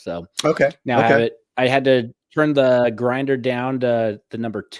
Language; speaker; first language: English; native; English